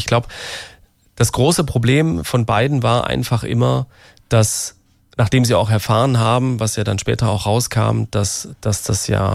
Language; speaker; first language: German; native; German